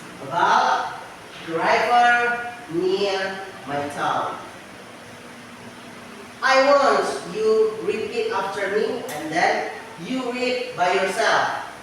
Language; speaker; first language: English; non-native, learner; Indonesian